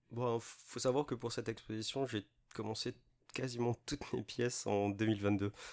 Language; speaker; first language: French; native; French